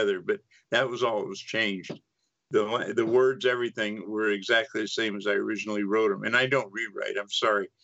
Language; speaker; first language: English; native; English